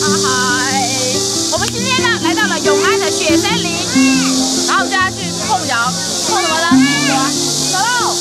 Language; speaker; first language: Chinese; native; Chinese